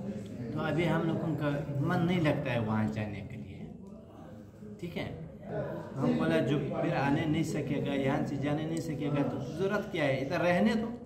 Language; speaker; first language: Hindi; early bilingual, other home language; Pashto